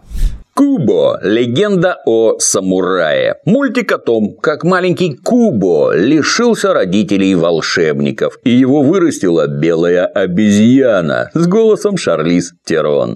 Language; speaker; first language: Russian; native; Russian